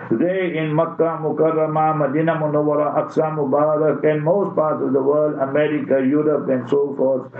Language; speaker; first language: English; native; English